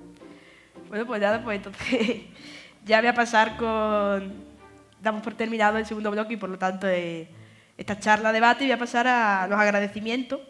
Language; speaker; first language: Spanish; native; Spanish